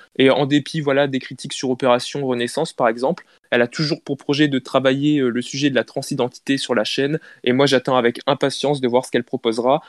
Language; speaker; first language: French; native; French